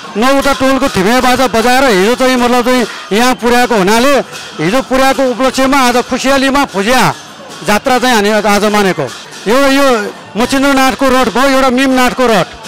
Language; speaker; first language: Nepali; non-native, local second language; Newari